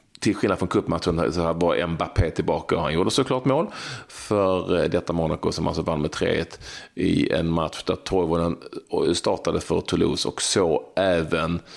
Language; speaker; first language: Swedish; native; Swedish